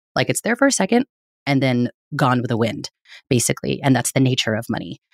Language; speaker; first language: English; early bilingual, other home language; Filipino